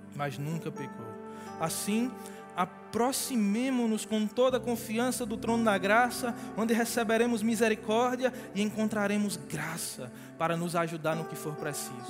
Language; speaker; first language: Portuguese; native; Portuguese